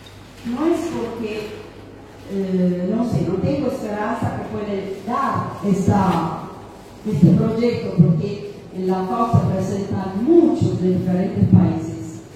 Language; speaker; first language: Spanish; non-native, fluent; Amharic